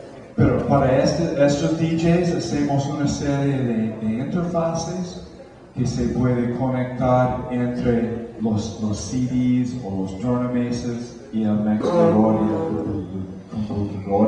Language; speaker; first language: Spanish; non-native, fluent; English